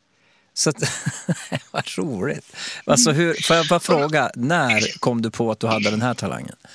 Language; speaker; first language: Swedish; native; Swedish